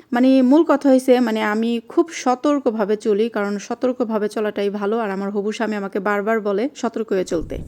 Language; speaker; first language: Bangla; native; Bangla